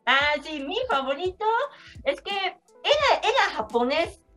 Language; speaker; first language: Spanish; non-native, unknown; Japanese